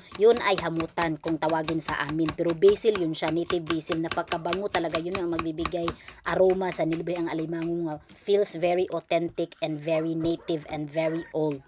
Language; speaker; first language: Filipino; non-native, local second language; Cebuano